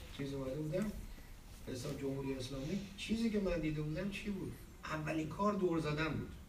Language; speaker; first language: Persian; native; Persian